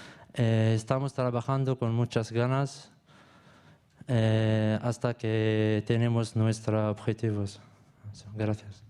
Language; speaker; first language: Spanish; non-native, learner; Arabic